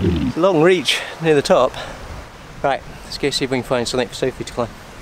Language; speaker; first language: English; native; English